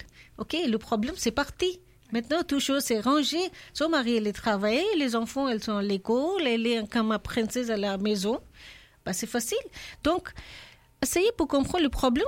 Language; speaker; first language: French; non-native, learner; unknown